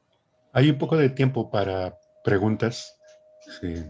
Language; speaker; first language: Spanish; native; Spanish